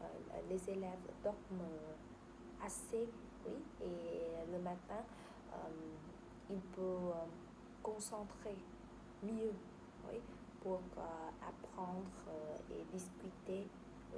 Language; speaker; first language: French; non-native, learner; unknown